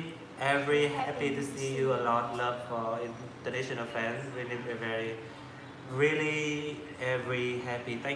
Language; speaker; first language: English; non-native, learner; Vietnamese